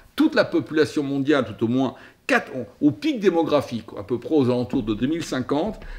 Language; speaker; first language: French; native; French